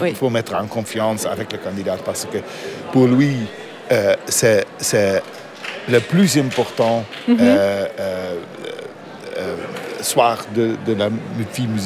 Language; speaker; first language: French; non-native, learner; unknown